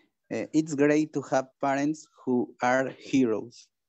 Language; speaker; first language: English; non-native, learner; Spanish